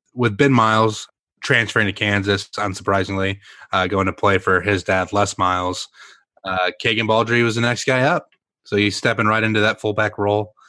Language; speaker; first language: English; native; English